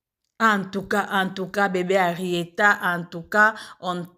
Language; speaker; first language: French; non-native, local second language; Lingala